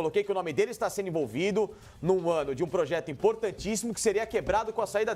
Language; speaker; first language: Portuguese; native; Portuguese